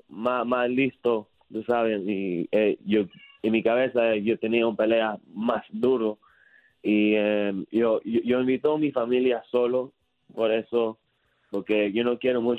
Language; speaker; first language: Spanish; early bilingual, heritage; English